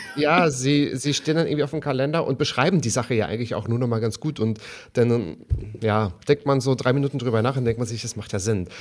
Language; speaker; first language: German; native; German